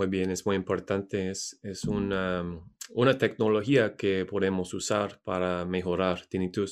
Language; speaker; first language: Spanish; non-native, learner; English